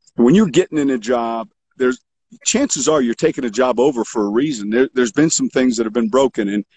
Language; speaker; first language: English; native; English